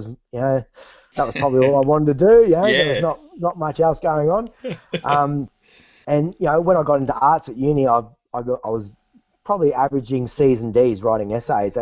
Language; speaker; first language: English; native; English